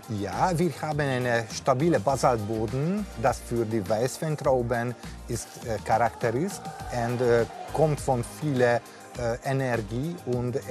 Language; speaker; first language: German; non-native, learner; Hungarian